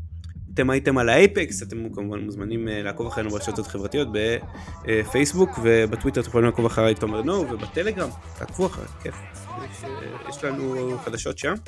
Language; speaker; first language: Hebrew; native; Hebrew